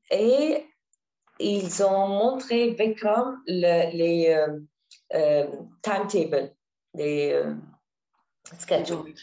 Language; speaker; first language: French; non-native, learner; Arabic